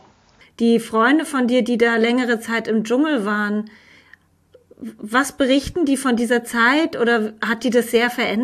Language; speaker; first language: German; native; German